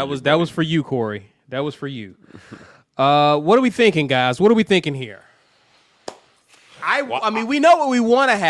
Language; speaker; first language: English; native; English